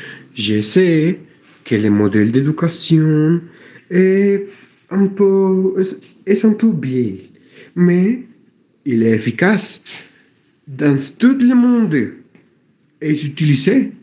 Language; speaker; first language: French; non-native, learner; Spanish